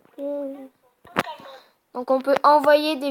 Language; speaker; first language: French; native; French